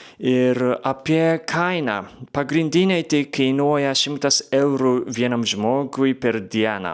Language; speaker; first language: Lithuanian; non-native, fluent; Japanese